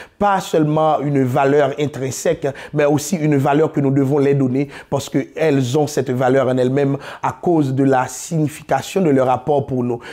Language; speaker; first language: French; non-native, local second language; Haitian Creole